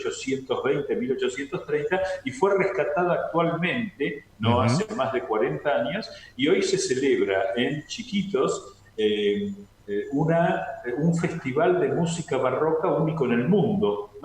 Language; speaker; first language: Spanish; native; Spanish